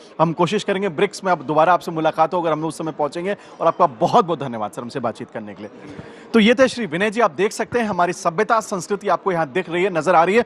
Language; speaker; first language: Hindi; native; Hindi